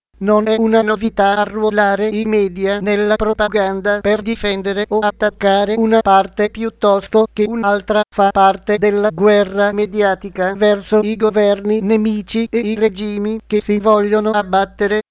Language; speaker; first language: Italian; non-native, fluent; Arabic